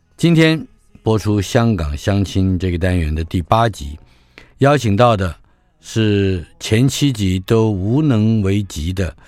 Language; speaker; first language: Chinese; native; Chinese